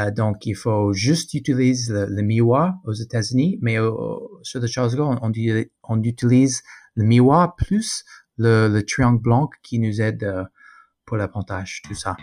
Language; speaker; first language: French; non-native, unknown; English